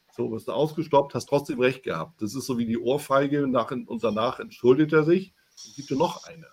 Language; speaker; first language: German; native; German